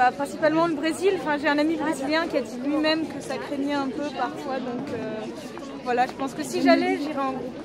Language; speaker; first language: French; native; French